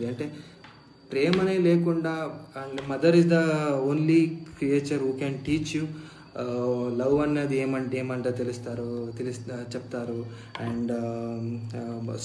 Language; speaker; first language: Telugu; non-native, fluent; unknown